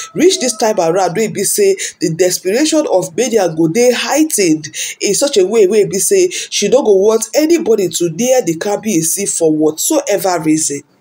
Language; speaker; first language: Nigerian Pidgin; non-native, local second language; Yoruba